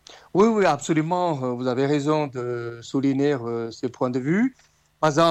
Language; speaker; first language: French; non-native, fluent; Chinese